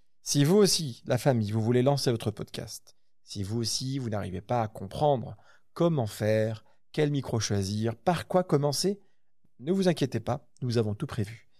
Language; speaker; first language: French; early bilingual, other home language; Arabic